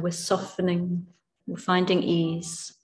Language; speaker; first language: English; native; English